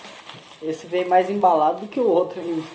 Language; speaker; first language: Portuguese; native; Portuguese